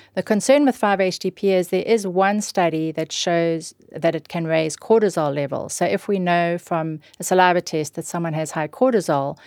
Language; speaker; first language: English; native; English